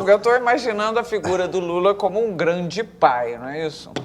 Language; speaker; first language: Portuguese; native; Portuguese